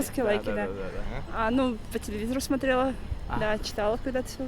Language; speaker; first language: Russian; native; Russian